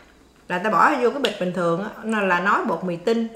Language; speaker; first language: Vietnamese; native; Vietnamese